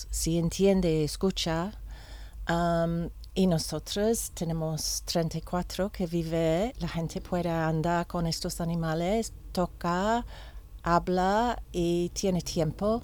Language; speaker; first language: Spanish; non-native, learner; English